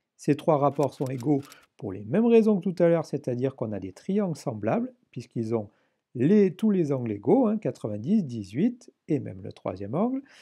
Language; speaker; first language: French; native; French